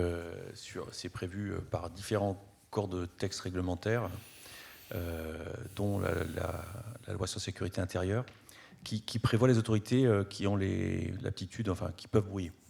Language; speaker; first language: French; native; French